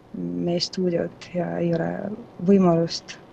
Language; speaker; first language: Estonian; non-native, local second language; Russian